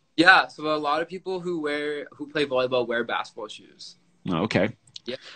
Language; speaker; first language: English; native; English